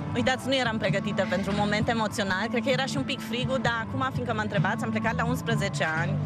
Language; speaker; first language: Romanian; native; Romanian